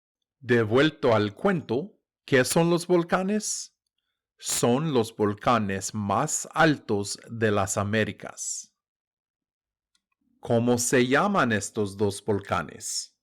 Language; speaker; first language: Spanish; non-native, fluent; English